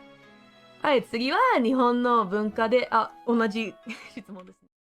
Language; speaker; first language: Japanese; non-native, learner; English